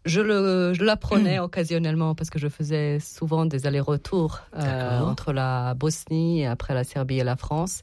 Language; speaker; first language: French; non-native, fluent; Serbian